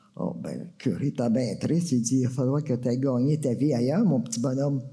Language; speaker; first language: French; native; French